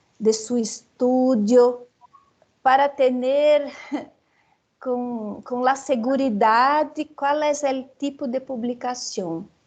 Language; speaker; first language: Spanish; non-native, fluent; Portuguese